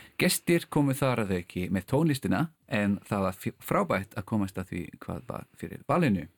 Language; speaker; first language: Icelandic; non-native, fluent; English